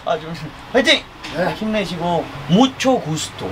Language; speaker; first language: Spanish; non-native, fluent; Korean